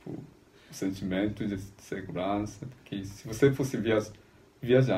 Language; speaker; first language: Portuguese; non-native, fluent; Korean